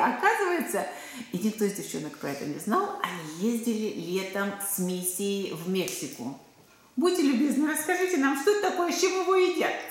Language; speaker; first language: Russian; native; Russian